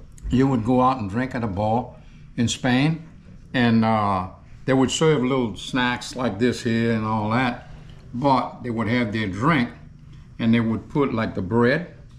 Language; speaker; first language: English; native; English